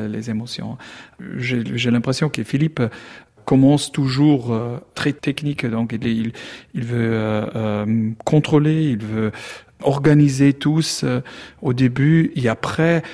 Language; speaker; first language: French; non-native, learner; German